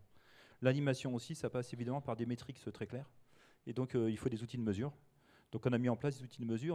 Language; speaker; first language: French; native; French